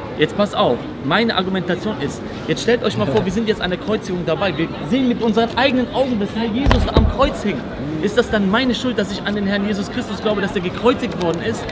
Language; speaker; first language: German; non-native, fluent; Persian